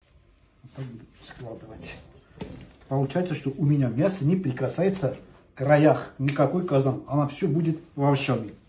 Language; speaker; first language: Russian; non-native, fluent; Armenian